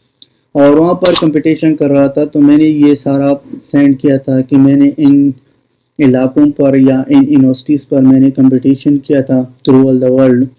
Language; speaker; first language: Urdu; non-native, local second language; Pashto